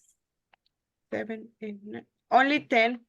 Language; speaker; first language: English; non-native, learner; Spanish